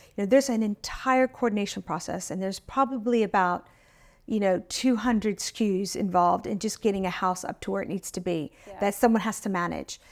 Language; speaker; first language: English; early bilingual, other home language; Italian